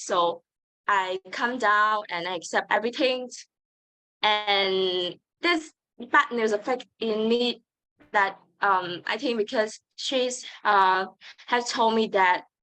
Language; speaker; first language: English; non-native, learner; Vietnamese